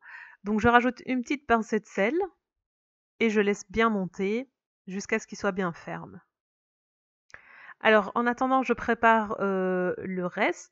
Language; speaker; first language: French; native; French